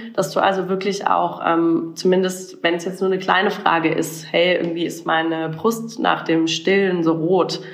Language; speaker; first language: German; native; German